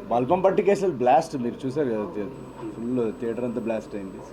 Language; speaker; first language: Telugu; native; Telugu